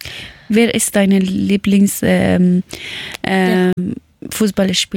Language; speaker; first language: German; non-native, learner; Persian